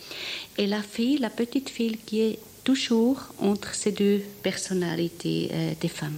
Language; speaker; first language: French; non-native, fluent; German